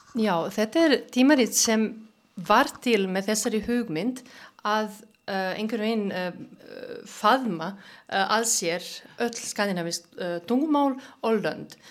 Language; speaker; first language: Icelandic; non-native, fluent; Serbian